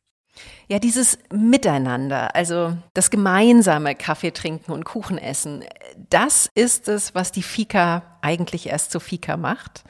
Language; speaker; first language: German; native; German